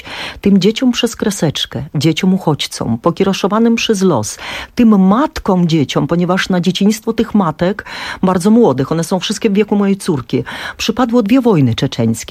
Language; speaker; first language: Polish; non-native, fluent; Russian